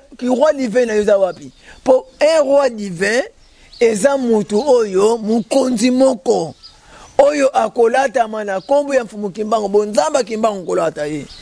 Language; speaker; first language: Lingala; non-native, local second language; Kongo